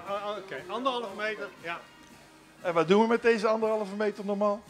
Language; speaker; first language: Dutch; native; Dutch